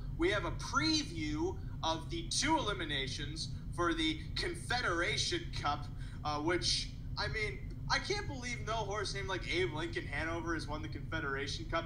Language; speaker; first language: English; native; English